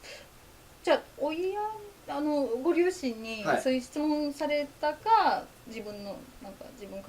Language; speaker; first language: Japanese; non-native, fluent; Polish